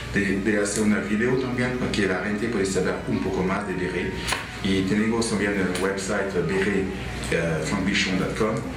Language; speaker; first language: Spanish; non-native, learner; French